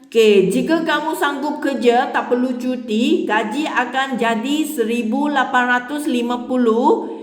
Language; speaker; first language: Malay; non-native, local second language; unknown